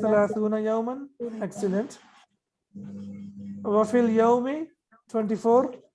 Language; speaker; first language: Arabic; non-native, fluent; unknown